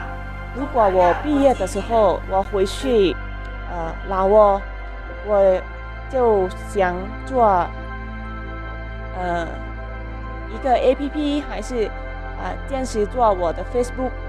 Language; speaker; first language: Chinese; non-native, fluent; Lao